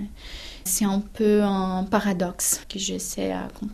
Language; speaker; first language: French; non-native, fluent; Portuguese